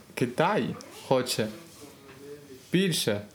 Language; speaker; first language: Ukrainian; non-native, learner; Chinese